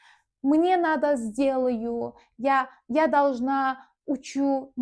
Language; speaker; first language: Russian; non-native, fluent; Azerbaijani